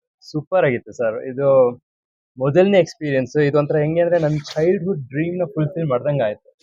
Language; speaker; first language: Kannada; early bilingual, heritage; Kannada